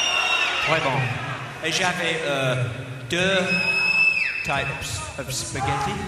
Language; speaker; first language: French; non-native, learner; English